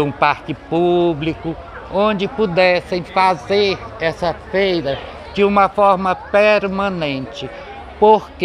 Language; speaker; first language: Portuguese; native; Portuguese